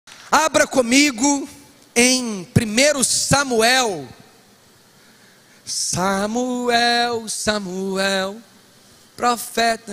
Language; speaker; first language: Portuguese; native; Portuguese